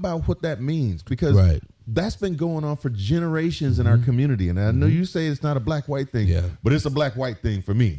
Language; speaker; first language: English; native; English